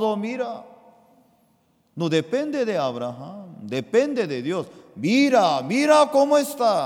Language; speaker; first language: Spanish; non-native, fluent; Korean